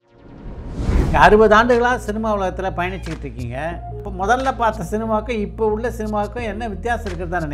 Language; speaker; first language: Tamil; native; Tamil